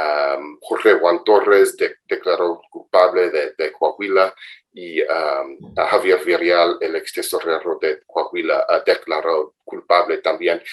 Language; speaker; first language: Spanish; non-native, fluent; English